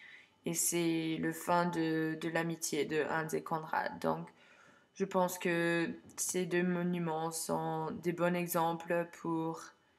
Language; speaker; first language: French; non-native, learner; English